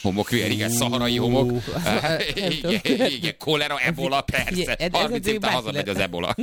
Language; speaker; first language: Hungarian; native; Hungarian